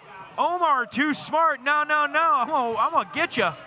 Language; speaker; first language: English; native; English